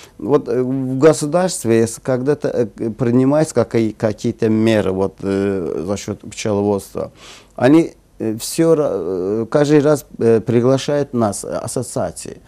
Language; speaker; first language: Russian; non-native, local second language; Azerbaijani